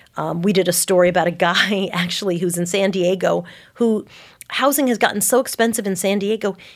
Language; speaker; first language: English; native; English